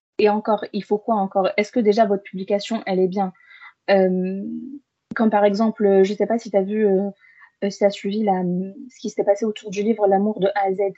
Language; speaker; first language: French; early bilingual, other home language; Arabic